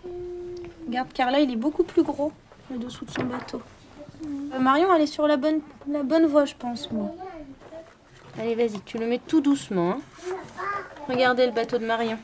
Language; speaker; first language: French; native; French